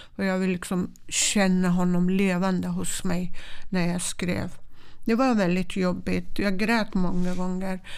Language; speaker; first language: Swedish; non-native, fluent; Persian